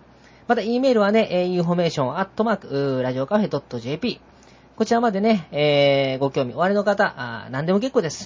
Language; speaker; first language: Japanese; native; Japanese